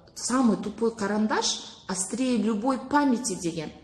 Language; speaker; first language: Russian; non-native, local second language; Kazakh